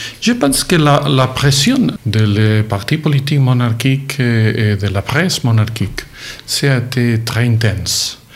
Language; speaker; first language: French; non-native, learner; Catalan